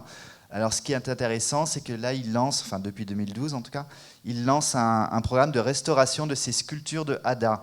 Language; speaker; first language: French; native; French